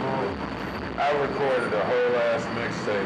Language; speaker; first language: English; native; English